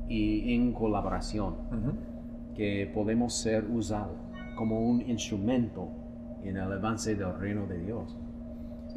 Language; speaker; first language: Spanish; non-native, fluent; English